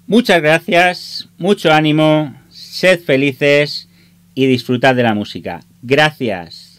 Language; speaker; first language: Spanish; native; Spanish